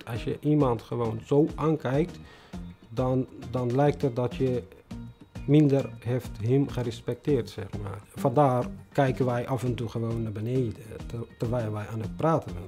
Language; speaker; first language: Dutch; non-native, fluent; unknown